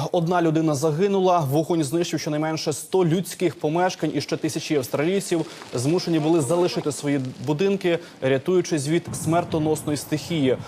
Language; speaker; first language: Ukrainian; native; Ukrainian